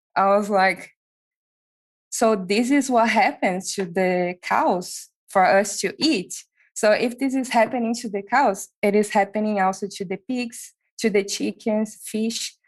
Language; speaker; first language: English; non-native, fluent; Portuguese